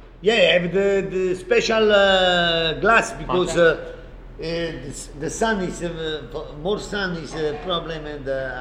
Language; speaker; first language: English; non-native, learner; Italian